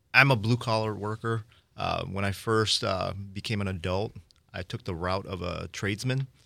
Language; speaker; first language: English; early bilingual, other home language; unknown